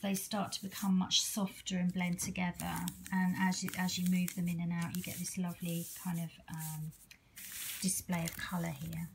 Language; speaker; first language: English; native; English